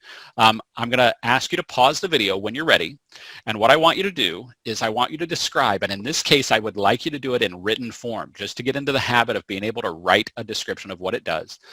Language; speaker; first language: English; native; English